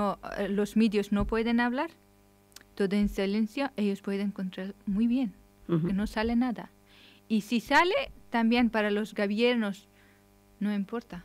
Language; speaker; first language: Spanish; non-native, learner; Persian